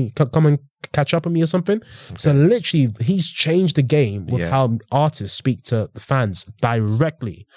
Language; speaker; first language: English; native; English